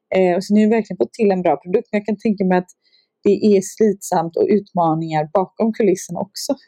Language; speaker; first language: Swedish; early bilingual, other home language; Serbian